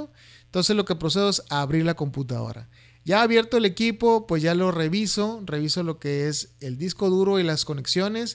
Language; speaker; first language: Spanish; native; Spanish